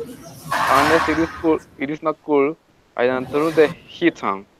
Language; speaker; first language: English; non-native, learner; Spanish